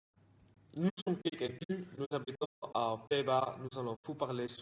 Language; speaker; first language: French; non-native, learner; Dutch